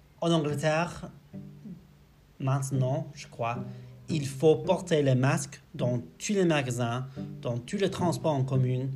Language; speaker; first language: French; non-native, learner; English